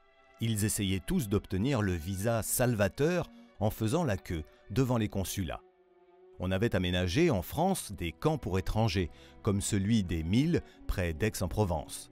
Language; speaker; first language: French; native; French